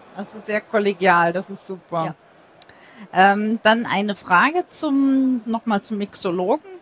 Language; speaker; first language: German; native; German